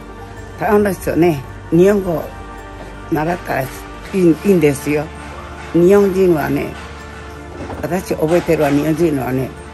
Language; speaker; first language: Japanese; non-native, local second language; Chinese